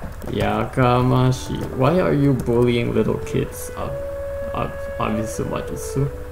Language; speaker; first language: English; native; English